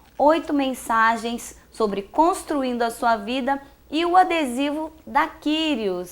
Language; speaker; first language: Portuguese; native; Portuguese